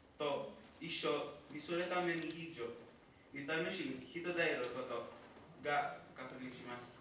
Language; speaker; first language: Japanese; non-native, learner; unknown